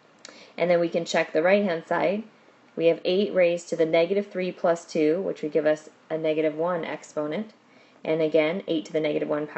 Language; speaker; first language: English; native; English